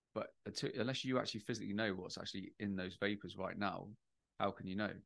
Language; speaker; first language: English; native; English